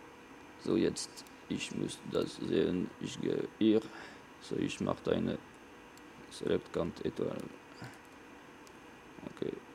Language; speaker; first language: German; non-native, learner; French